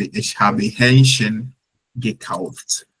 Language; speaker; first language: German; non-native, learner; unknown